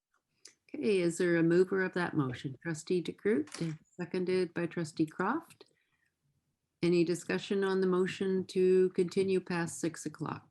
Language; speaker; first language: English; native; English